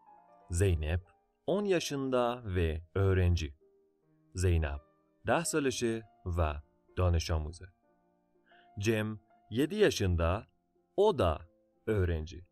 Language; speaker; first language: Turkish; non-native, fluent; Persian